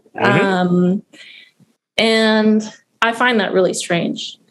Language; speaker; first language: English; native; English